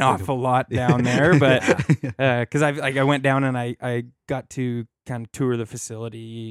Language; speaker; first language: English; native; English